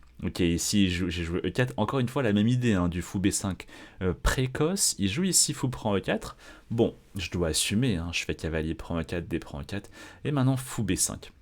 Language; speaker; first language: French; native; French